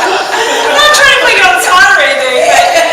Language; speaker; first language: English; native; English